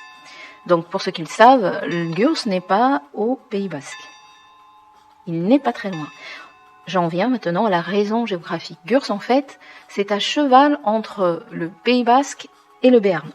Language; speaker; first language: French; native; French